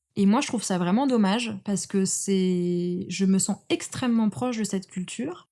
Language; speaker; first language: French; native; French